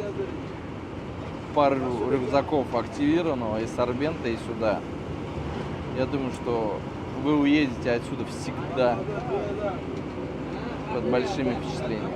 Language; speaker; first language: Russian; native; Russian